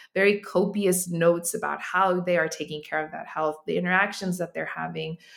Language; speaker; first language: English; native; English